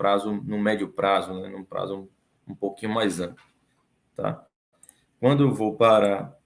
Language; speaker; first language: Portuguese; native; Portuguese